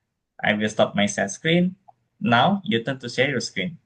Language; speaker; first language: English; non-native, fluent; Indonesian